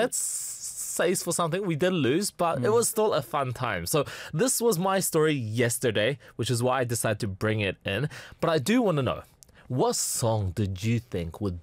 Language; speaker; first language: English; native; English